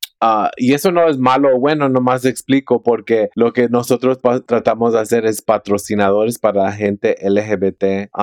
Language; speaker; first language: Spanish; early bilingual, heritage; Spanish